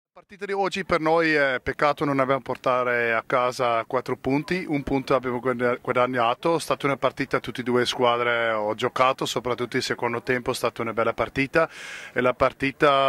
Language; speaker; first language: Italian; non-native, fluent; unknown